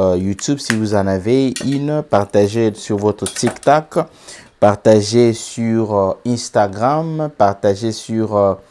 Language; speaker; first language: French; non-native, local second language; Lingala